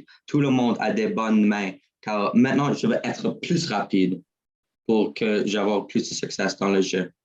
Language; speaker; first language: French; non-native, learner; English